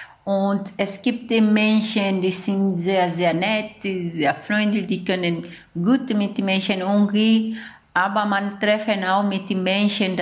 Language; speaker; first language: German; non-native, learner; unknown